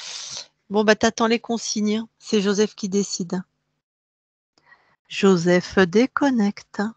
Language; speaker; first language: French; native; French